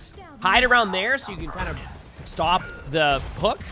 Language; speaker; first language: English; native; English